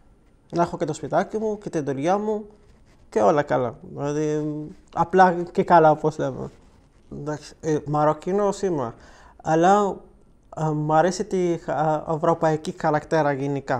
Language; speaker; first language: Greek; non-native, learner; Arabic